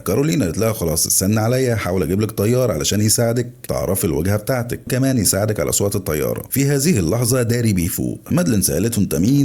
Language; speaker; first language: Arabic; native; Arabic